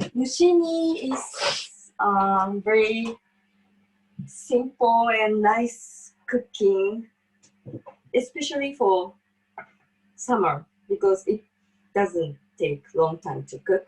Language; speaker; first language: English; non-native, fluent; Japanese